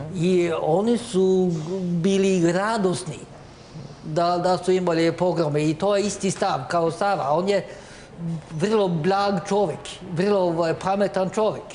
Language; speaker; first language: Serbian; non-native, learner; Norwegian